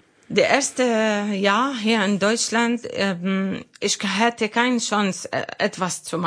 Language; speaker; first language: German; non-native, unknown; Arabic